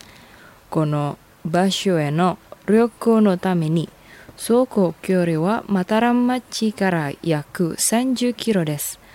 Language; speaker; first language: Japanese; non-native, fluent; Indonesian